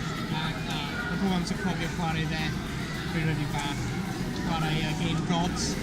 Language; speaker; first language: Welsh; non-native, local second language; English